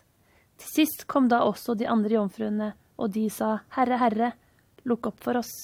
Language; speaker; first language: Norwegian; native; Norwegian